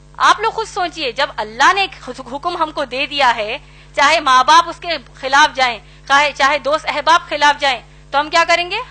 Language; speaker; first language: Urdu; native; Urdu